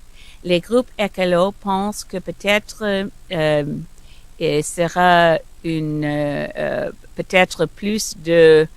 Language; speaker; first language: French; non-native, learner; English